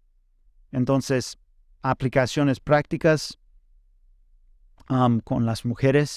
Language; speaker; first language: Spanish; non-native, fluent; English